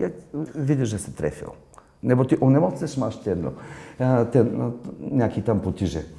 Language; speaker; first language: Czech; non-native, fluent; Bulgarian